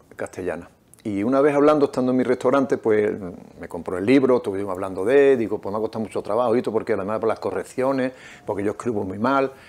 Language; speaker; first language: Spanish; native; Spanish